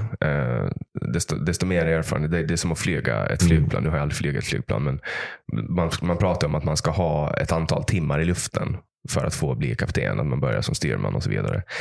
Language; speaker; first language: Swedish; native; Swedish